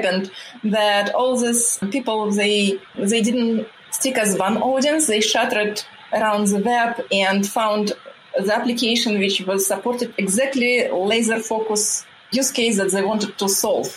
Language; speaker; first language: English; non-native, fluent; Russian